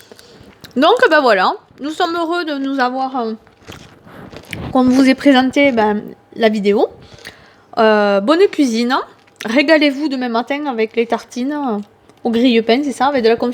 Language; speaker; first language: French; native; French